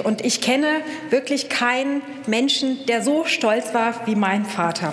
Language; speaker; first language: German; early bilingual, other home language; Turkish